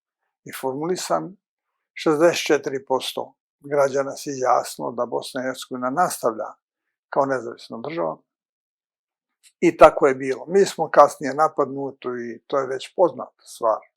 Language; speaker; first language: Bosnian; native; Bosnian